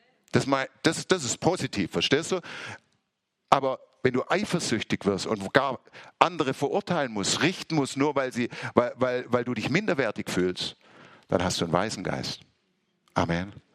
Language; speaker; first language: German; native; German